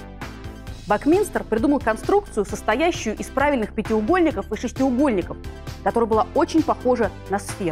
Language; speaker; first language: Russian; native; Russian